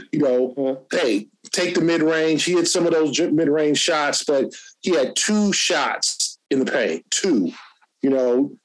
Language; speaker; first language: English; native; English